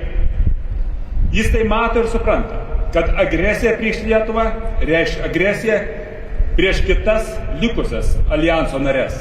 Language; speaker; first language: Lithuanian; native; Lithuanian